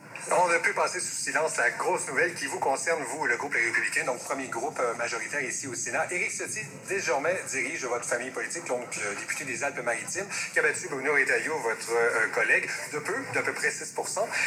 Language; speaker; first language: French; native; French